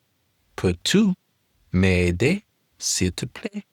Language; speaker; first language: French; non-native, learner; English